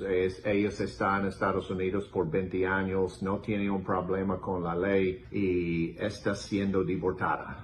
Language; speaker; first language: Spanish; non-native, learner; English